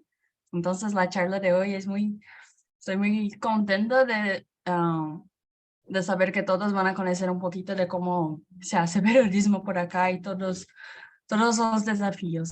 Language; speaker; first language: Spanish; non-native, fluent; Portuguese